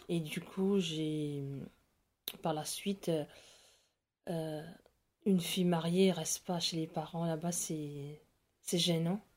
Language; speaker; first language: French; non-native, local second language; Morisyen